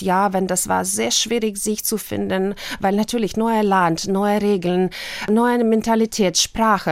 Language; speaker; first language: German; non-native, fluent; Ukrainian